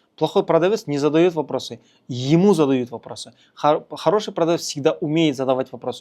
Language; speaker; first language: Russian; non-native, local second language; Kazakh